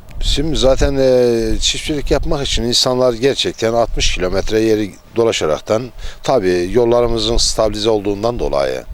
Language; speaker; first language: Turkish; native; Turkish